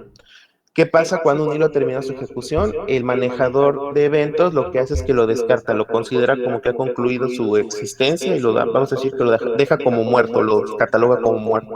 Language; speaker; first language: Spanish; native; Spanish